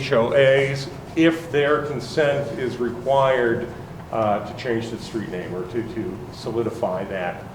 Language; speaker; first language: English; native; English